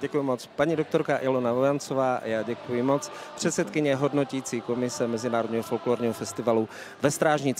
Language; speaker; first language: Czech; native; Czech